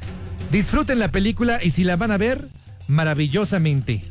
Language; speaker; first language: Spanish; native; Spanish